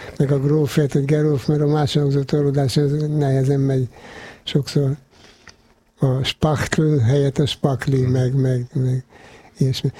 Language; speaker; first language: Hungarian; native; Hungarian